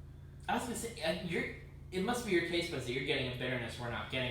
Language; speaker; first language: English; native; English